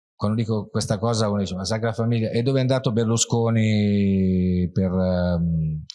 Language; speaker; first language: Italian; native; Italian